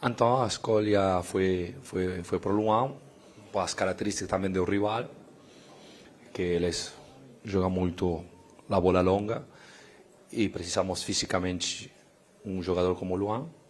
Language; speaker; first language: Portuguese; non-native, fluent; Spanish